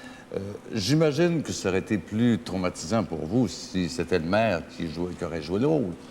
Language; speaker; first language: French; native; French